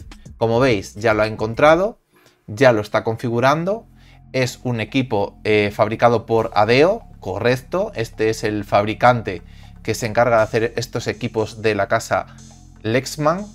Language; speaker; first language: Spanish; native; Spanish